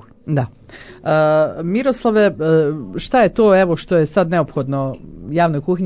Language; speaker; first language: Croatian; native; Croatian